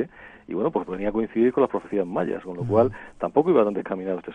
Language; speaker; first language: Spanish; native; Spanish